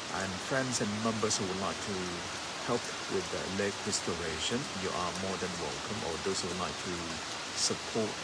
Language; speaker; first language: English; non-native, fluent; Thai